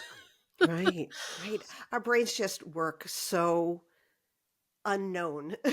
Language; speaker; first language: English; native; English